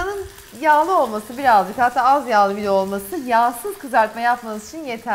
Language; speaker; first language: Turkish; native; Turkish